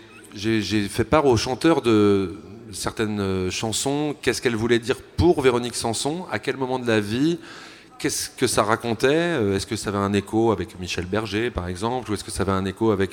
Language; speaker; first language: French; native; French